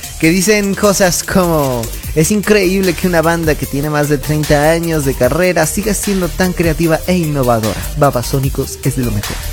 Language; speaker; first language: Spanish; native; Spanish